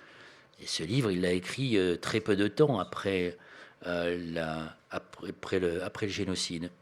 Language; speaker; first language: French; native; French